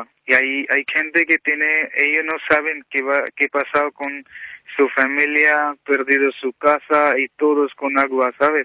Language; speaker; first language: Spanish; non-native, learner; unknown